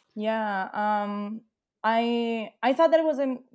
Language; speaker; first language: English; non-native, fluent; Italian